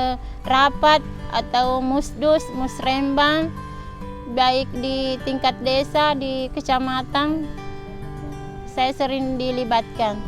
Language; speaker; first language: Indonesian; non-native, local second language; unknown